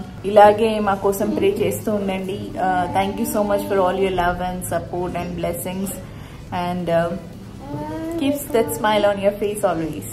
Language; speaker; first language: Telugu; non-native, local second language; Urdu